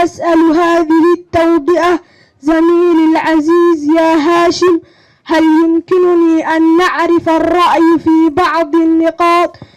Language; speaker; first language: Arabic; non-native, learner; Somali